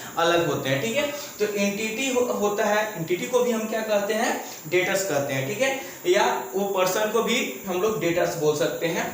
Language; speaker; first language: Hindi; native; Hindi